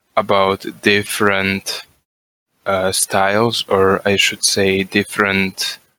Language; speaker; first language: English; non-native, fluent; Croatian